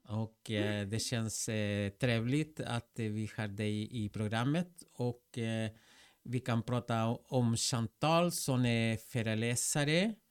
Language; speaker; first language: Swedish; non-native, fluent; Spanish